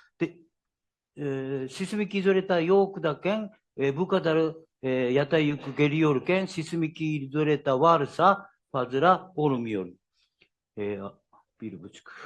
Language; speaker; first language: Turkish; non-native, learner; Japanese